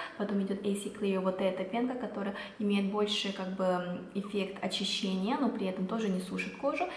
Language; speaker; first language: Russian; non-native, fluent; Korean